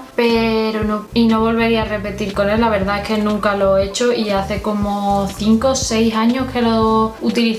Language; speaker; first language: Spanish; native; Spanish